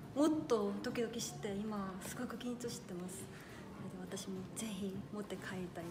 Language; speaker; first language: Japanese; non-native, fluent; Korean